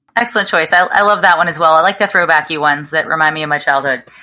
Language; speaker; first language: English; native; English